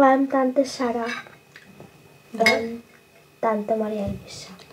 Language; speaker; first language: Indonesian; early bilingual, heritage; Spanish